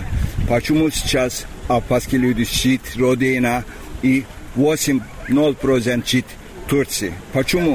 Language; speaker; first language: Russian; non-native, learner; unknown